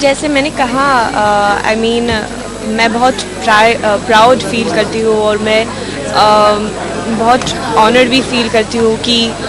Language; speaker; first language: Hindi; non-native, learner; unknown